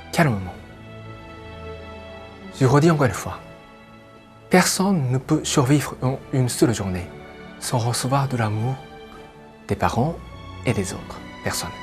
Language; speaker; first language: French; non-native, fluent; Japanese